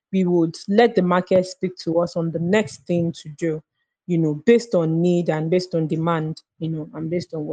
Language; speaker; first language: English; non-native, local second language; Yoruba